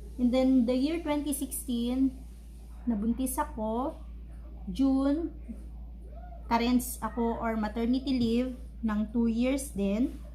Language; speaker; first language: Filipino; native; Filipino